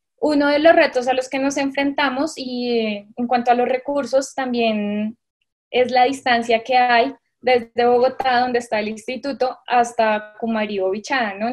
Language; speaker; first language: Spanish; native; Spanish